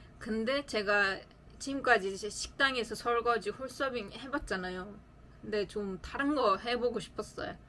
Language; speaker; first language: Korean; non-native, fluent; Uzbek